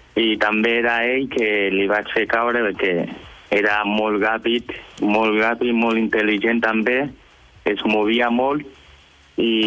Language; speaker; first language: Catalan; early bilingual, other home language; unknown